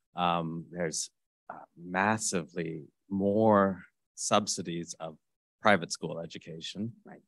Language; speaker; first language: English; native; English